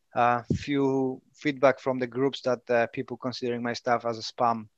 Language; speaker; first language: English; non-native, fluent; Polish